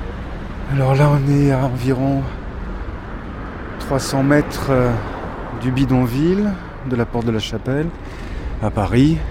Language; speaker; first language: French; native; French